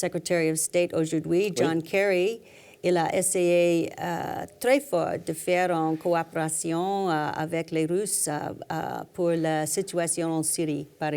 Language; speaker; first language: French; non-native, learner; English